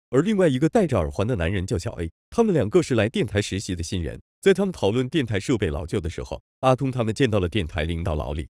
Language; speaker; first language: Chinese; native; Chinese